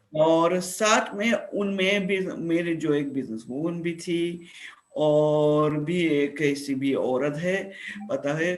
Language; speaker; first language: Hindi; non-native, fluent; Russian